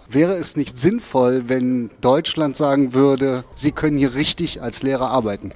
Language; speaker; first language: German; native; German